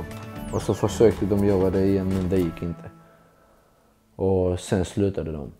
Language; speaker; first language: Swedish; early bilingual, other home language; Georgian